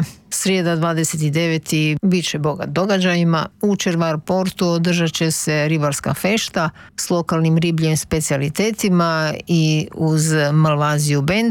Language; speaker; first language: Croatian; native; Croatian